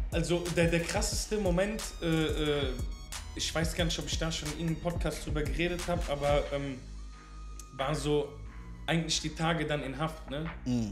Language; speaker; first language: German; native; German